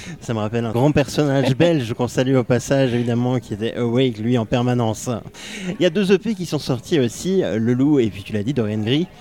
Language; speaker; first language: French; native; French